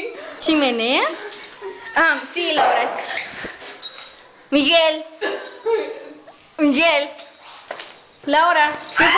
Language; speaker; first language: Spanish; native; Spanish